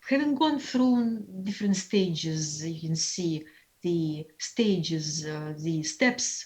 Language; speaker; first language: English; non-native, fluent; Russian